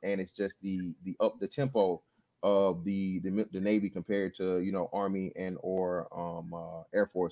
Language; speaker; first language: English; native; English